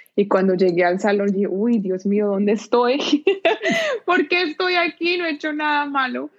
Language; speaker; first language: Spanish; native; Spanish